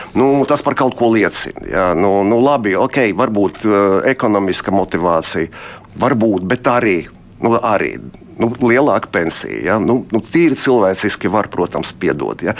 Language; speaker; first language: Latvian; non-native, local second language; Russian